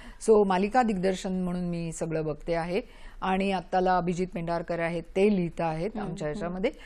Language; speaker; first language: Marathi; native; Marathi